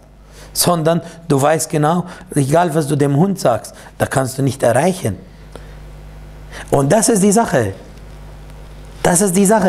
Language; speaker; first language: German; non-native, fluent; Arabic